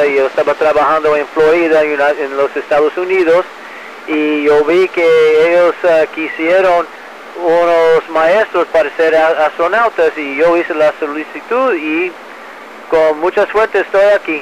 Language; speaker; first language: Spanish; early bilingual, heritage; English